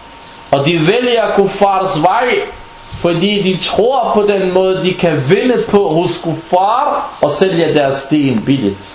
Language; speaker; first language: Danish; non-native, fluent; Arabic